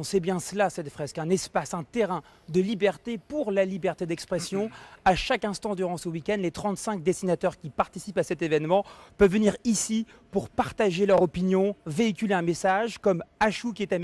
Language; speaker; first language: French; native; French